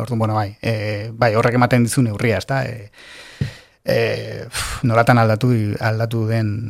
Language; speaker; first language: Basque; non-native, local second language; Spanish